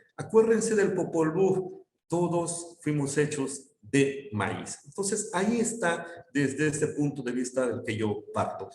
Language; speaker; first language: Spanish; non-native, local second language; Yucateco